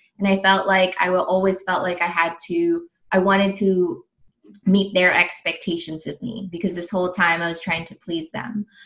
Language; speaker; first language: English; early bilingual, other home language; Filipino